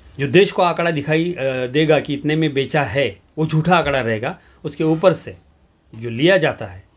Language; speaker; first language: Hindi; native; Hindi